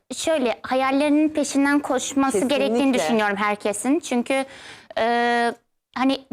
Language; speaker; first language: Turkish; non-native, fluent; Turkmen